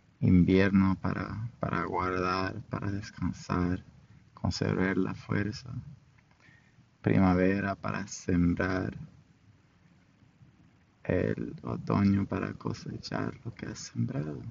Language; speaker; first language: Spanish; non-native, fluent; English